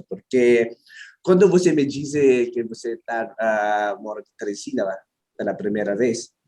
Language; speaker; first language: Portuguese; non-native, learner; Filipino